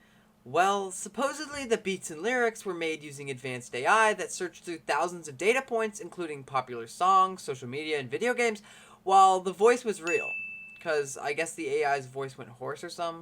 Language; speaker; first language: English; native; English